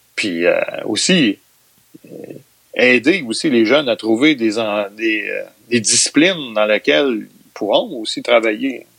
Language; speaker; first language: French; native; French